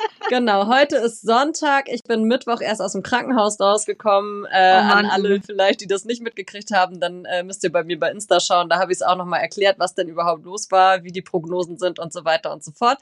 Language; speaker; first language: German; native; German